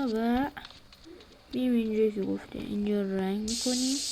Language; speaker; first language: Persian; native; Persian